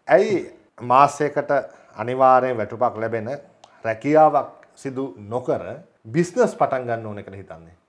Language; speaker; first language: Sinhala; native; Sinhala